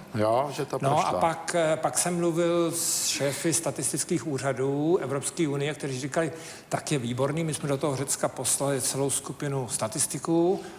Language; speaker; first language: Czech; native; Czech